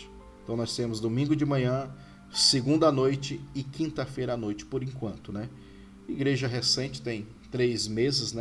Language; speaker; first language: Portuguese; native; Portuguese